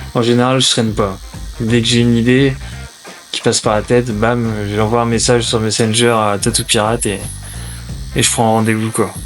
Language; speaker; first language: French; native; French